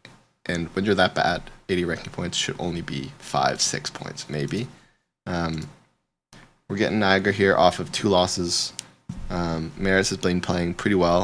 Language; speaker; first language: English; native; English